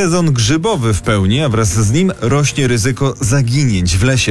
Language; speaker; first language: Polish; native; Polish